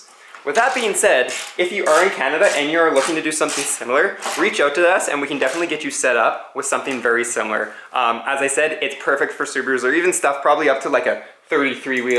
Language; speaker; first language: English; native; English